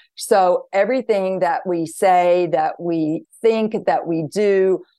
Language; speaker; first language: English; native; English